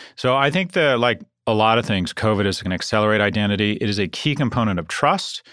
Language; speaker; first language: English; native; English